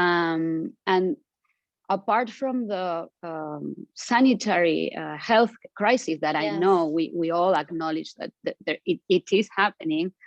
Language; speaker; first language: English; non-native, fluent; Spanish